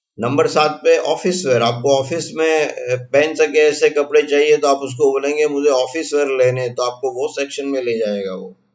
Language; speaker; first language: Hindi; non-native, local second language; Gujarati